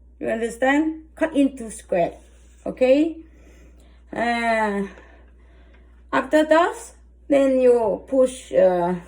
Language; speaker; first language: English; non-native, learner; Thai